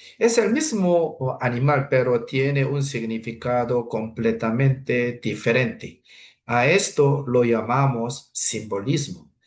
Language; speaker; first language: Spanish; non-native, fluent; Korean